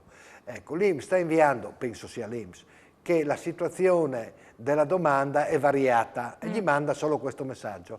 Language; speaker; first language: Italian; native; Italian